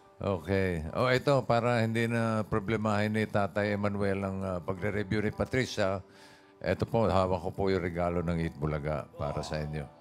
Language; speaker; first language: Filipino; native; Filipino